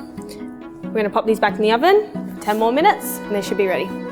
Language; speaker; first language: English; native; English